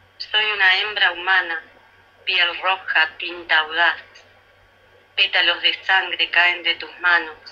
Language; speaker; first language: Spanish; native; Spanish